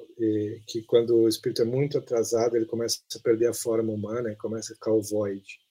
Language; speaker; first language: Portuguese; native; Portuguese